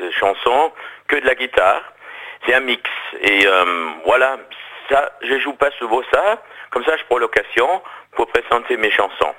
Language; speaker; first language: French; non-native, fluent; German